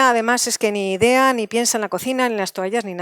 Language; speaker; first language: Spanish; native; Spanish